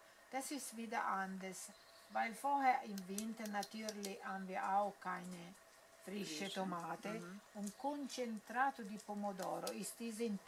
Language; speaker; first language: German; non-native, learner; Italian